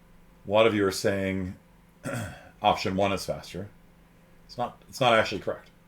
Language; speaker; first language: English; native; English